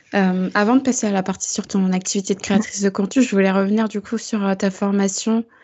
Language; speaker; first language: French; native; French